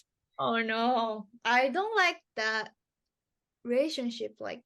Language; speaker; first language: English; non-native, learner; Japanese